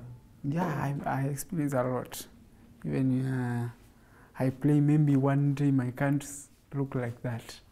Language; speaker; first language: English; non-native, local second language; Kamba